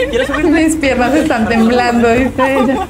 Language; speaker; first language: Spanish; native; Spanish